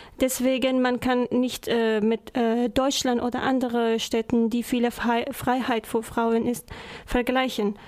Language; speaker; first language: German; non-native, learner; Persian